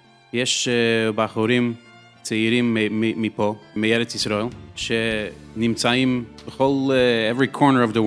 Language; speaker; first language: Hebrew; early bilingual, heritage; English